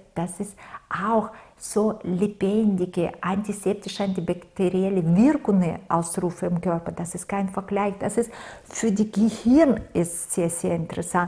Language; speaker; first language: German; non-native, fluent; Russian